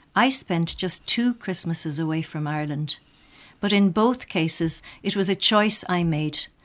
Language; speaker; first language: English; native; English